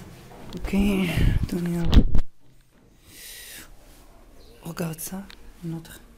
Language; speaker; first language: French; non-native, local second language; Arabic